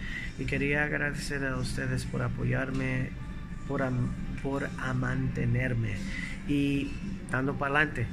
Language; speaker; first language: Spanish; early bilingual, heritage; English